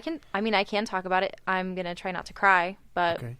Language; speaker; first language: English; native; English